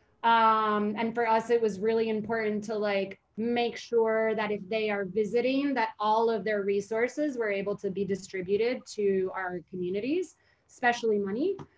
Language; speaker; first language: English; early bilingual, other home language; Spanish